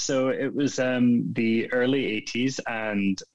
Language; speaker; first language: English; native; English